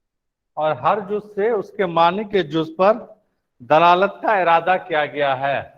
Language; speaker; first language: Urdu; native; Urdu